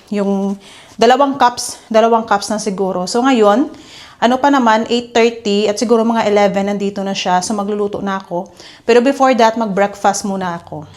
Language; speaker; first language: Filipino; native; Filipino